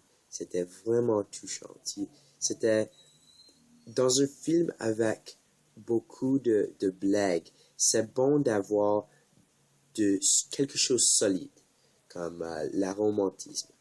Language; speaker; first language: French; non-native, learner; English